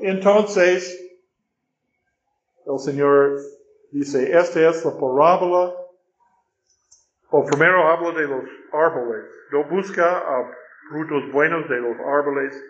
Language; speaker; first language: Spanish; non-native, fluent; English